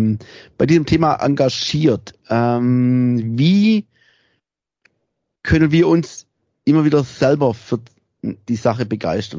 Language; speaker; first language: German; native; German